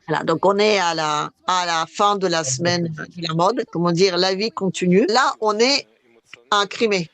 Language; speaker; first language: French; non-native, fluent; Russian